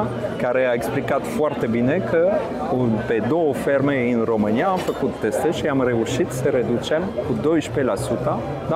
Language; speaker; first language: Romanian; non-native, fluent; French